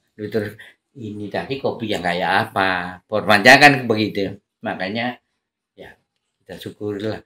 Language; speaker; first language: Indonesian; native; Indonesian